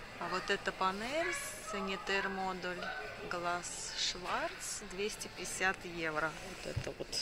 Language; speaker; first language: Russian; native; Russian